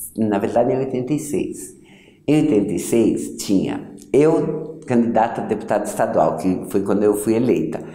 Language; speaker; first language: Portuguese; early bilingual, other home language; Yiddish